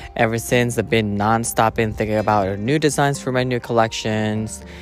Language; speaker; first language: English; non-native, local second language; Filipino